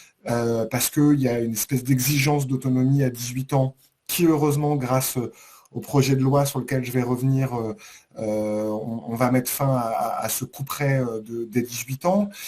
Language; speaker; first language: French; native; French